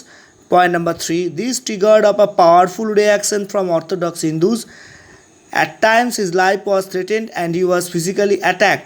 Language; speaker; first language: English; non-native, local second language; Bangla